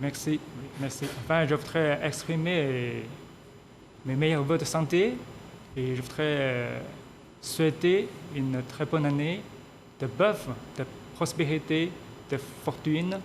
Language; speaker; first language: French; non-native, fluent; Chinese